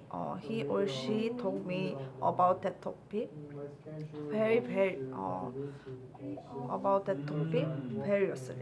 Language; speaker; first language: English; non-native, learner; Korean